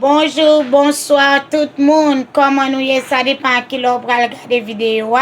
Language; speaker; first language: French; non-native, learner; Haitian Creole